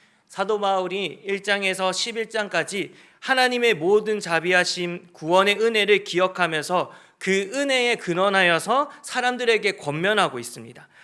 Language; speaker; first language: Korean; native; Korean